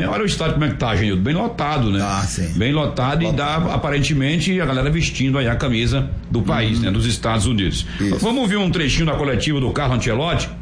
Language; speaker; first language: Portuguese; native; Portuguese